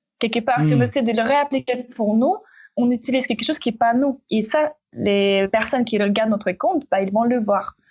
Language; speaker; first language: French; non-native, fluent; Russian